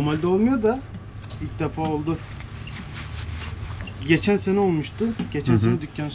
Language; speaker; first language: Turkish; early bilingual, heritage; Turkish